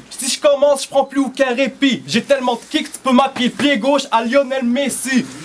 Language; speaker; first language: French; early bilingual, other home language; Arabic